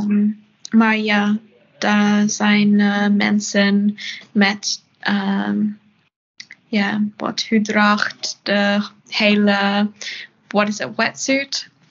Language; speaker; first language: Dutch; non-native, learner; German